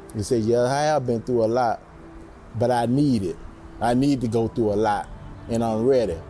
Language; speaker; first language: English; native; English